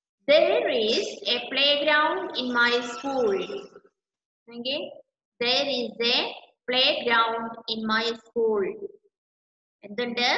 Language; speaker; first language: English; non-native, local second language; Malayalam